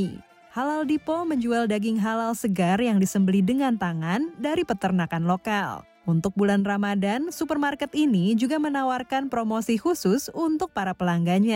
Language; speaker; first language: Indonesian; native; Indonesian